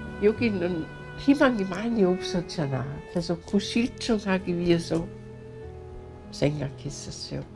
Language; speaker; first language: Korean; non-native, fluent; German